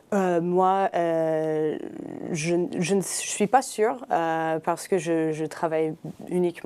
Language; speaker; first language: French; non-native, fluent; English